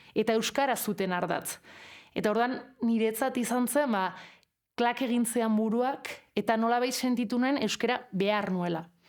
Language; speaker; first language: Basque; non-native, local second language; Spanish